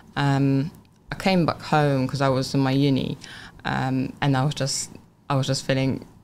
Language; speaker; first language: English; non-native, fluent; Polish